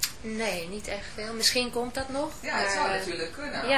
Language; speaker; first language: Dutch; non-native, fluent; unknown